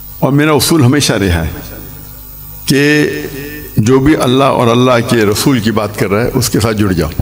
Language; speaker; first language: Urdu; non-native, local second language; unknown